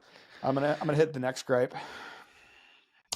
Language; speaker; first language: English; native; English